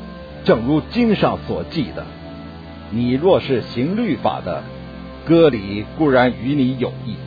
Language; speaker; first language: Chinese; native; Chinese